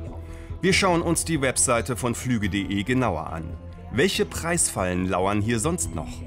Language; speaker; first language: German; native; German